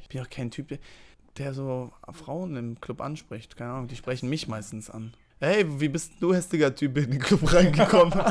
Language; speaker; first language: German; native; German